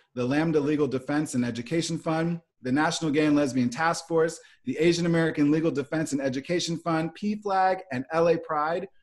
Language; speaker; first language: English; native; English